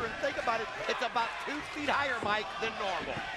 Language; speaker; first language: English; native; English